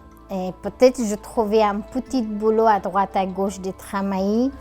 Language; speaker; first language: French; non-native, learner; Persian